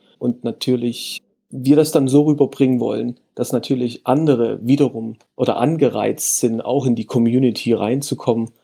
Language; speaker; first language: German; native; German